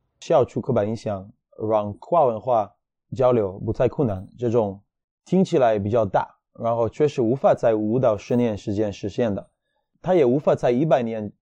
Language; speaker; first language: Chinese; non-native, fluent; Hebrew